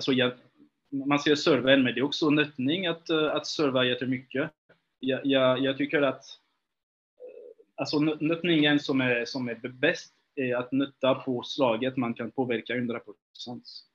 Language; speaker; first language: Swedish; non-native, fluent; French